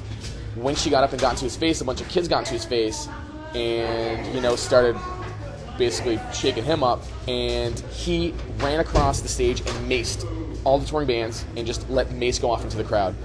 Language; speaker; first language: English; native; English